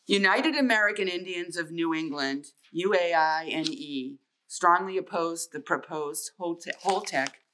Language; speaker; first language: English; native; English